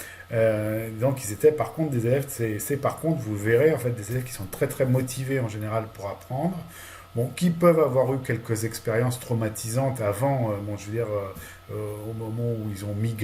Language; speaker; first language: French; native; French